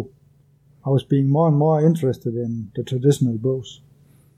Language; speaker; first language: English; non-native, fluent; Danish